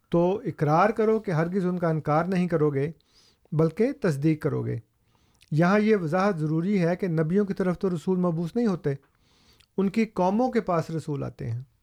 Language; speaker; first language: Urdu; non-native, local second language; Punjabi